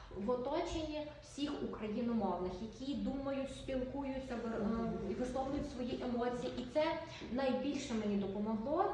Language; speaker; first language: Ukrainian; non-native, local second language; Russian